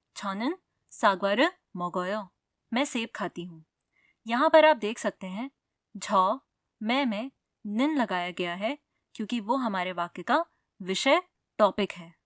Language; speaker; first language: Hindi; native; Hindi